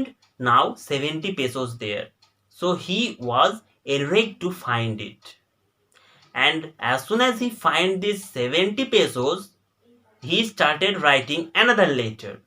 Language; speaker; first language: English; non-native, local second language; Bangla